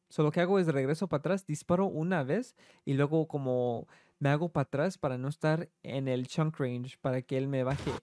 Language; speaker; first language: Spanish; early bilingual, heritage; Spanish